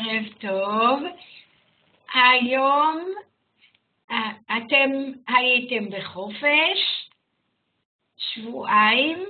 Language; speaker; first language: Hebrew; non-native, fluent; German